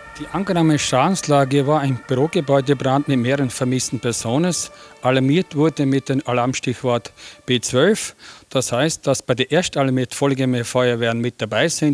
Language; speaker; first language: German; native; German